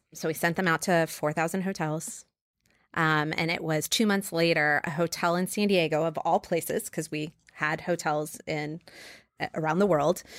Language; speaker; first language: English; native; English